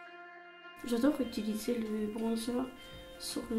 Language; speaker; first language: French; non-native, learner; Romanian